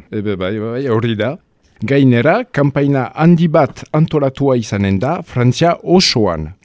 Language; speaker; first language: Basque; non-native, local second language; French